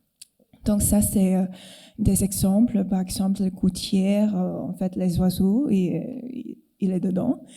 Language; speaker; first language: French; non-native, fluent; Cantonese